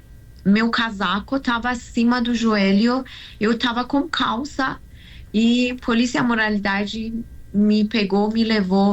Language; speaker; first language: Portuguese; non-native, learner; Persian